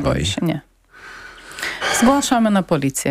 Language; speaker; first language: Polish; non-native, learner; Ukrainian